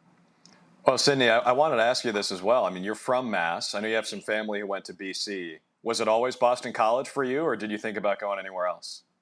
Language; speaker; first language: English; native; English